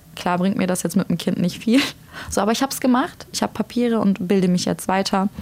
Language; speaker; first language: German; early bilingual, other home language; Turkish